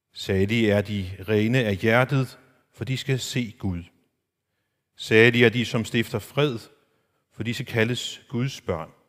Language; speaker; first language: Danish; non-native, local second language; Faroese